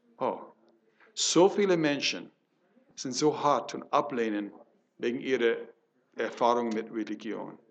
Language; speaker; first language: German; non-native, fluent; English